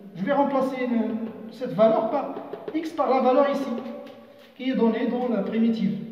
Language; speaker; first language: French; non-native, local second language; Arabic